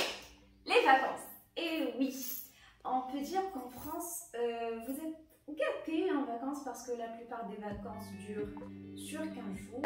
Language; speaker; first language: French; non-native, local second language; Arabic